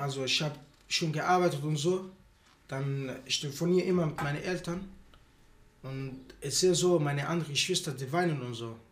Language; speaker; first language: German; non-native, learner; Arabic